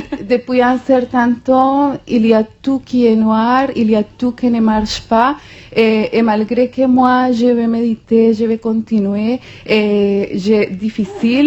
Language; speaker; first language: French; non-native, fluent; Spanish